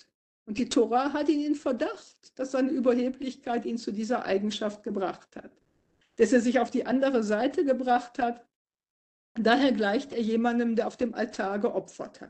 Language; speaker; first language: German; native; German